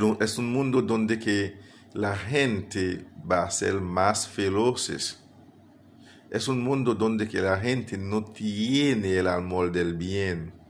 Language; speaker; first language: Spanish; non-native, fluent; Haitian Creole